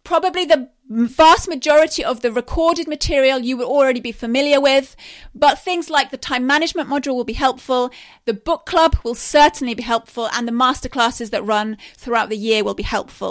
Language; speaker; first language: English; native; English